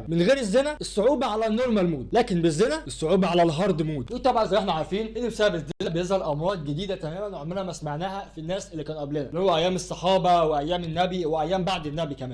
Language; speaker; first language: Arabic; native; Arabic